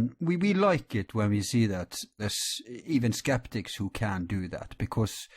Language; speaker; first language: English; non-native, fluent; Norwegian